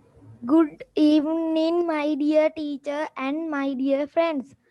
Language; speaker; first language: English; non-native, learner; Sinhala